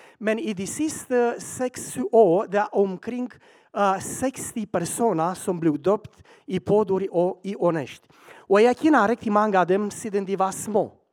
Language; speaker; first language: Swedish; non-native, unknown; Romanian